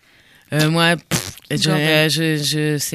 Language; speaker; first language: French; native; French